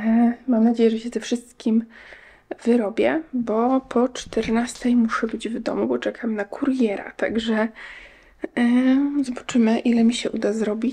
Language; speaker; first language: Polish; native; Polish